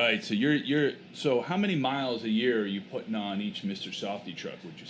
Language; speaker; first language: English; native; English